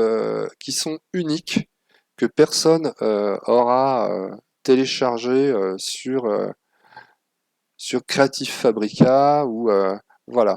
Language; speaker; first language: French; native; French